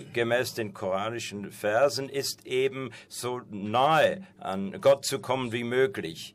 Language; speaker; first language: German; non-native, fluent; Persian